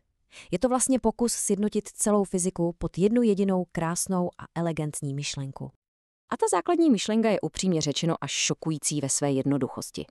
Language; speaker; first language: Czech; native; Czech